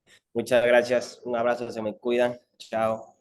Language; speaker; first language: Spanish; native; Spanish